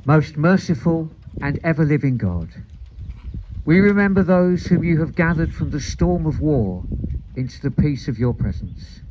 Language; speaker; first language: English; native; English